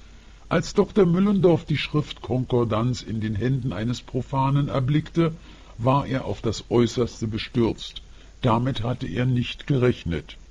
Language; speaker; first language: German; native; German